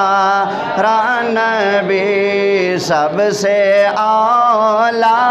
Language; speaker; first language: Hindi; non-native, local second language; Punjabi